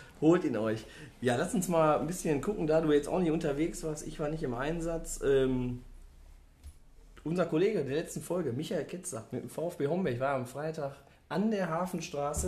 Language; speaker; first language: German; native; German